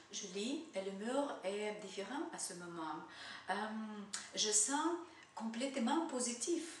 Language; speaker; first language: French; non-native, learner; Russian